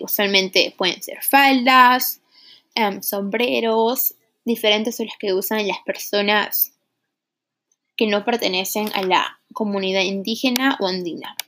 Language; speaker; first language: Spanish; early bilingual, heritage; Spanish